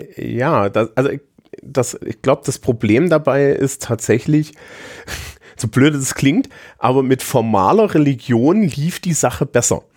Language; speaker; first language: German; native; German